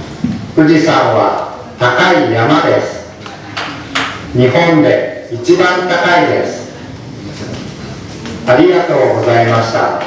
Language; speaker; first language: Japanese; non-native, learner; Indonesian